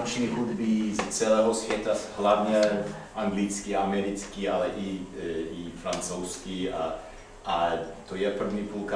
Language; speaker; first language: Czech; non-native, fluent; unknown